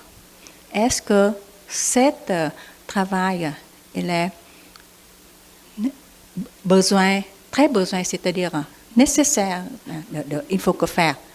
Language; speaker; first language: French; non-native, learner; Vietnamese